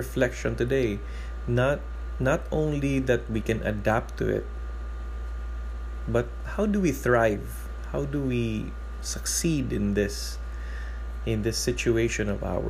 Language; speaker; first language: English; non-native, local second language; Cebuano